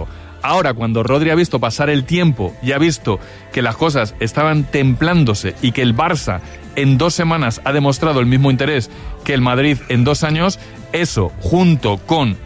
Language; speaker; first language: Spanish; native; Spanish